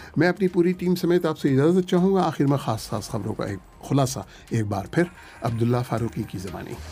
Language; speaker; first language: Urdu; native; Urdu